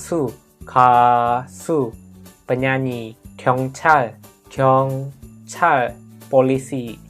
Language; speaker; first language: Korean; non-native, fluent; Indonesian